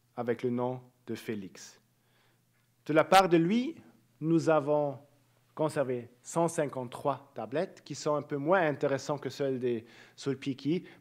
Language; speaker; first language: French; native; French